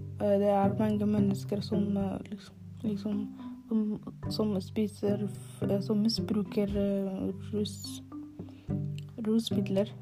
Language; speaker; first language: Norwegian; non-native, learner; Arabic